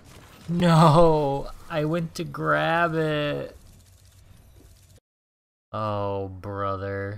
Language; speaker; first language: English; native; English